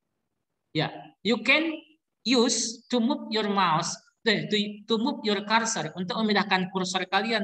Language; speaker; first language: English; non-native, learner; Indonesian